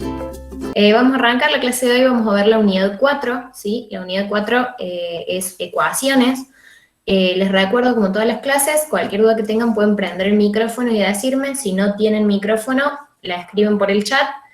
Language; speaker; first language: Spanish; native; Spanish